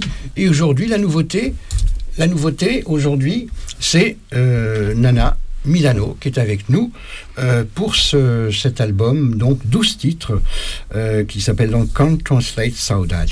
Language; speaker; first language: French; native; French